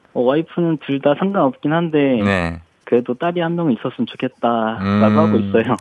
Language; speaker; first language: Korean; native; Korean